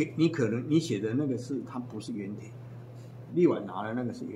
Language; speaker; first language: Chinese; native; Chinese